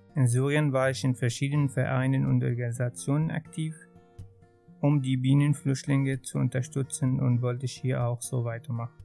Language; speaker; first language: German; non-native, fluent; Arabic